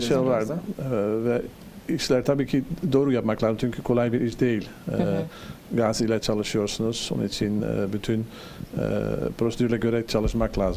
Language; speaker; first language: Turkish; non-native, learner; Dutch